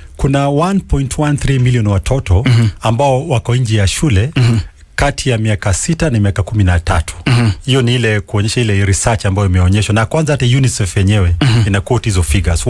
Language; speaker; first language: Swahili; non-native, local second language; Kikuyu